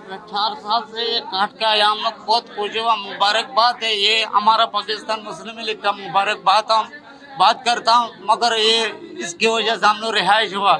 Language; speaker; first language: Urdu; non-native, local second language; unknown